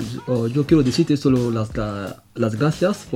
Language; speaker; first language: Spanish; non-native, fluent; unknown